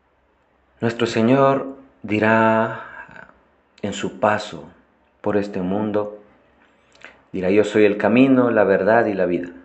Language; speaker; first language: Spanish; non-native, fluent; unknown